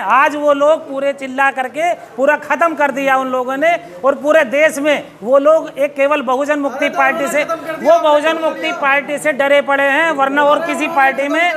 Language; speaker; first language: Hindi; native; Hindi